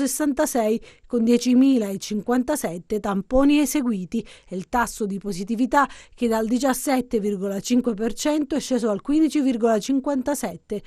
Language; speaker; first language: Italian; native; Italian